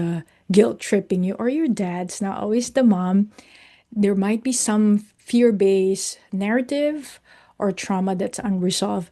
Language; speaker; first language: English; non-native, local second language; Filipino